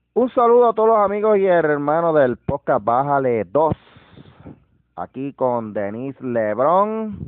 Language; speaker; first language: Spanish; native; Spanish